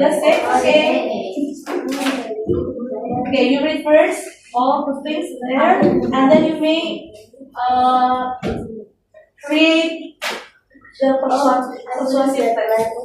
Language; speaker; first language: English; non-native, fluent; Indonesian